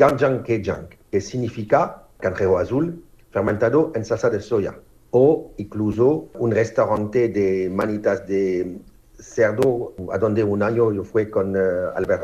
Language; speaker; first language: Spanish; non-native, fluent; French